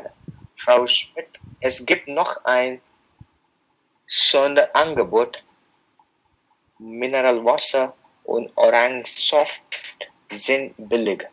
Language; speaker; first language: German; non-native, learner; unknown